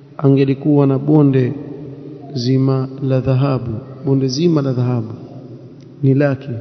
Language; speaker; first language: Swahili; native; Swahili